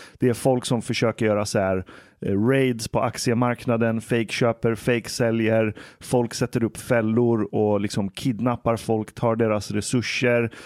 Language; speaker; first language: Swedish; early bilingual, other home language; Persian